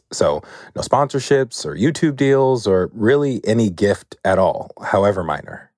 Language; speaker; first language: English; native; English